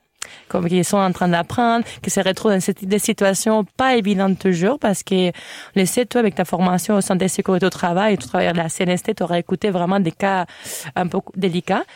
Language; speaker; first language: French; non-native, fluent; Spanish